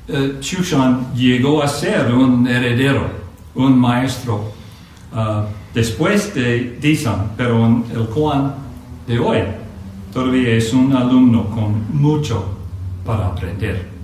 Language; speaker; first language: Spanish; non-native, fluent; English